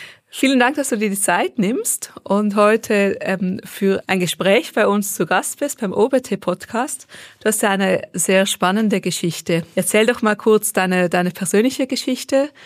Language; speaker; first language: German; native; German